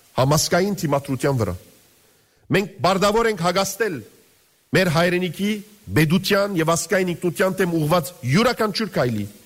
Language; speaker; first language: Armenian; early bilingual, heritage; Armenian